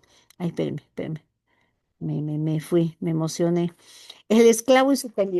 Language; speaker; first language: Spanish; native; Spanish